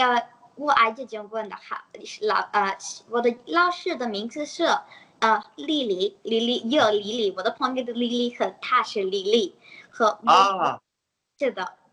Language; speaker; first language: Chinese; non-native, learner; English